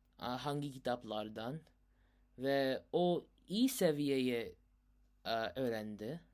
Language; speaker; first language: Turkish; non-native, learner; Urdu